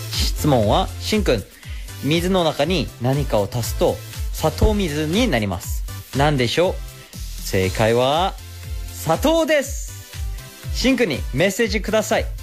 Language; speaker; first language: Japanese; non-native, fluent; Korean